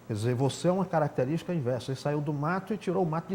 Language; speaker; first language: Portuguese; native; Portuguese